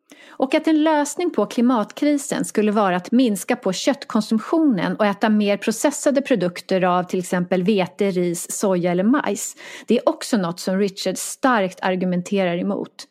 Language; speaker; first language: Swedish; native; Swedish